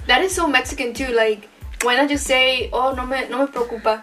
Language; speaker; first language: English; early bilingual, other home language; Spanish